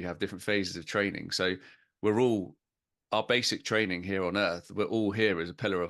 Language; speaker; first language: English; native; English